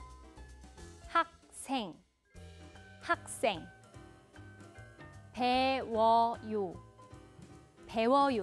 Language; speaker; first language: Korean; native; Korean